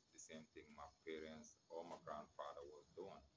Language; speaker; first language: English; non-native, local second language; Wolof